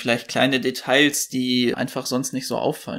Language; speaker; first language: German; native; German